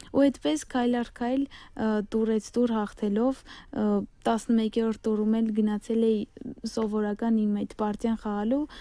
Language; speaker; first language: Armenian; native; Armenian